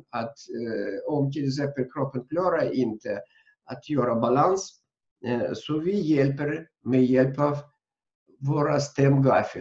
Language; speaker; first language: Swedish; non-native, fluent; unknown